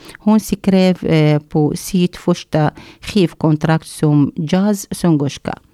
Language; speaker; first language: Swedish; non-native, learner; Arabic